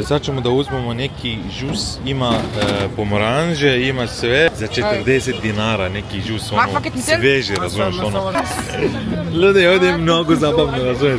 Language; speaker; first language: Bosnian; early bilingual, heritage; Bosnian